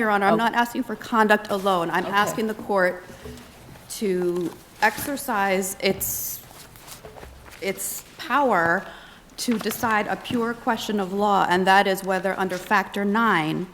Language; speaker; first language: English; native; English